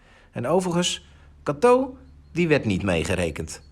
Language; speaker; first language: Dutch; native; Dutch